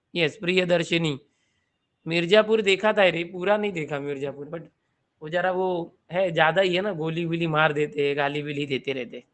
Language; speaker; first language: Hindi; non-native, local second language; Marathi